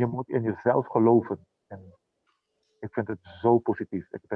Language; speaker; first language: Dutch; non-native, local second language; Papiamento